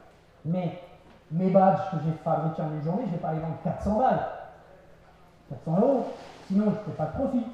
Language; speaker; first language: French; native; French